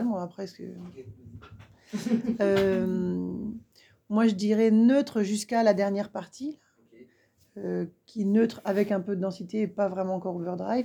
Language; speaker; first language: French; native; French